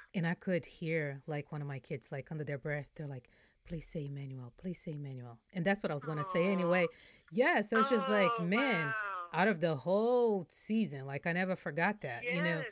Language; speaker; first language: English; non-native, fluent; Portuguese